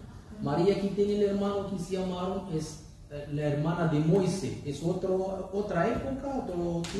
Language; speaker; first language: Spanish; non-native, learner; Arabic